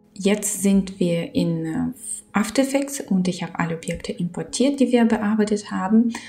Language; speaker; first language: German; non-native, fluent; Ukrainian